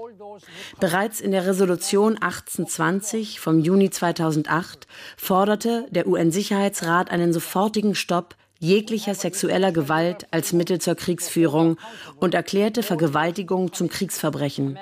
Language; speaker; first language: German; native; German